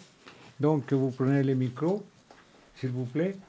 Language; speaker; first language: French; non-native, fluent; Spanish